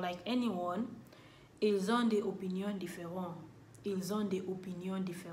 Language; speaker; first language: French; non-native, learner; English